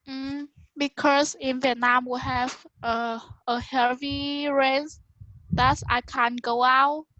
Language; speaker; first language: English; non-native, learner; Vietnamese